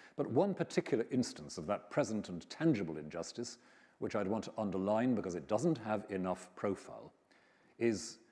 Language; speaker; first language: English; native; English